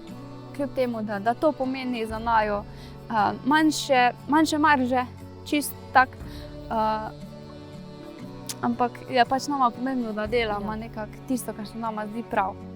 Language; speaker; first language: Slovenian; native; Slovenian